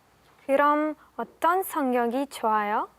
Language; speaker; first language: Korean; non-native, learner; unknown